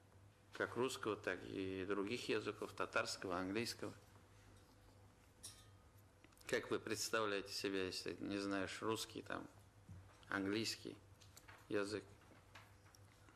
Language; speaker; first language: Russian; non-native, local second language; Tatar